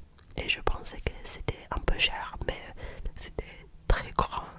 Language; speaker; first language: French; non-native, learner; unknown